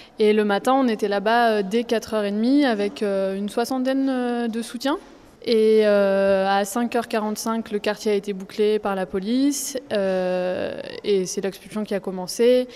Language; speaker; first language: French; native; French